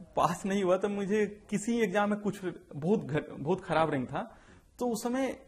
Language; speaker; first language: Hindi; native; Hindi